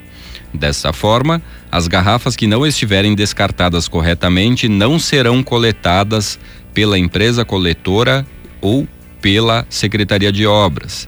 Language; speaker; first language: Portuguese; native; Portuguese